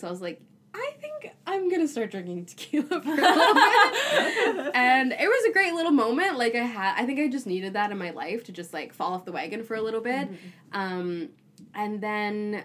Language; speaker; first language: English; native; English